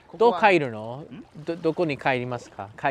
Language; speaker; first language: Japanese; non-native, learner; English